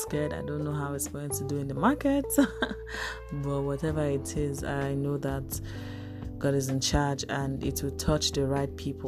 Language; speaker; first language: English; non-native, local second language; Igbo